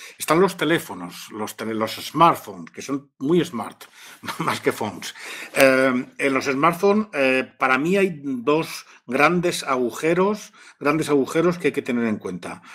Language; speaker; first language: Spanish; native; Spanish